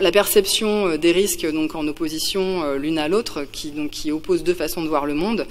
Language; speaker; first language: French; native; French